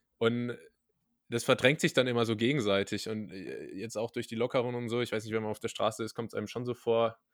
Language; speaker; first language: German; native; German